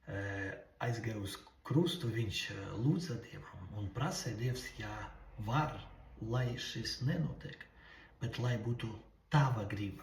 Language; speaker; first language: Latvian; non-native, local second language; Russian